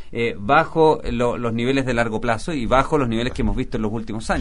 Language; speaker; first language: Spanish; native; Spanish